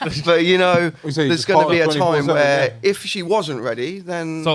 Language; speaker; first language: English; native; English